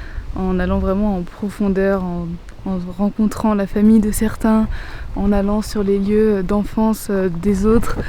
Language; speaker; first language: French; native; French